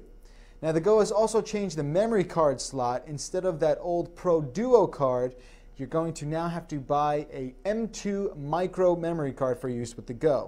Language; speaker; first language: English; native; English